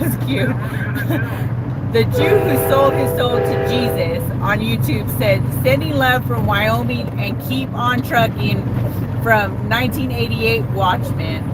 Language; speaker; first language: English; native; English